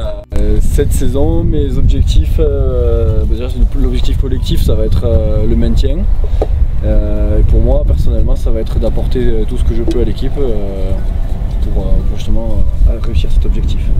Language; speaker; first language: French; native; French